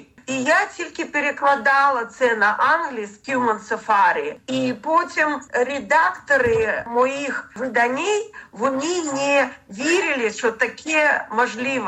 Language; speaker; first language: Ukrainian; non-native, learner; Russian